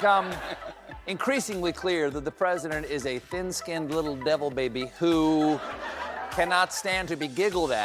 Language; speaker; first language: English; native; English